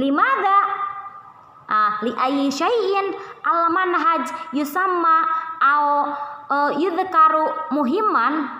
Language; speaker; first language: Arabic; non-native, learner; Indonesian